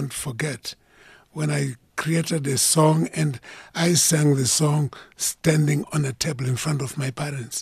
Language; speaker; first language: English; non-native, local second language; Shona